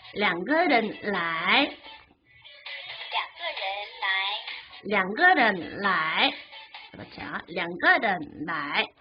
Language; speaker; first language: Chinese; non-native, learner; Korean